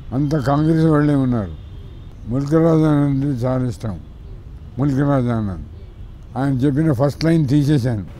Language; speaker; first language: Telugu; native; Telugu